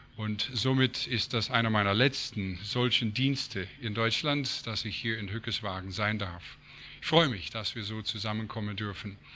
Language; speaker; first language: German; non-native, fluent; English